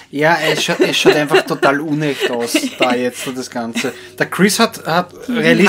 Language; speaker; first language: German; native; German